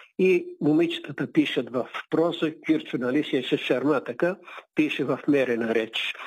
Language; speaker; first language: Bulgarian; native; Bulgarian